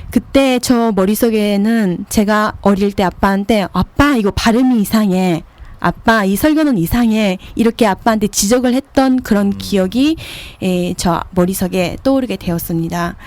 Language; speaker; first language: Korean; early bilingual, heritage; Korean